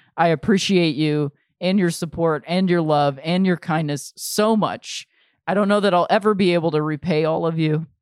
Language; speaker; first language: English; native; English